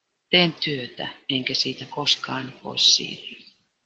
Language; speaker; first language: Finnish; native; Finnish